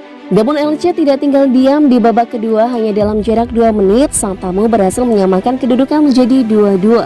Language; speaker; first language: Indonesian; native; Indonesian